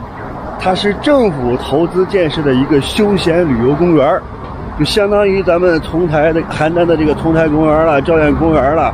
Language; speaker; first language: Chinese; native; Chinese